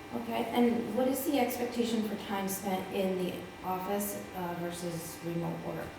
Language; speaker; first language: English; native; English